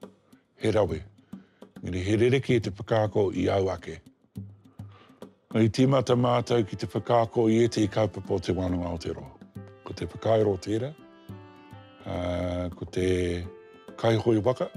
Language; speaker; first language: Māori; non-native, local second language; English